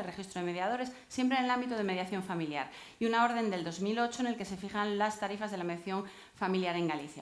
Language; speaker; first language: Spanish; native; Spanish